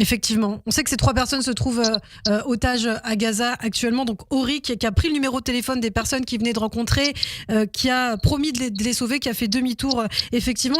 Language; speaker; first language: French; native; French